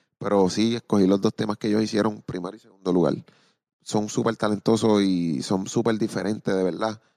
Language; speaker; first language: Spanish; native; Spanish